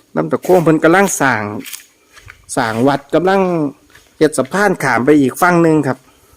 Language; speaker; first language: Thai; native; Thai